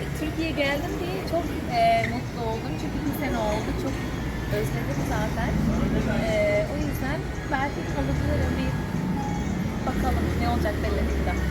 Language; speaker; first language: Turkish; non-native, fluent; English